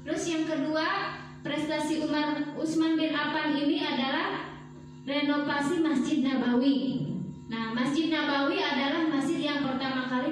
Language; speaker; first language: Indonesian; native; Indonesian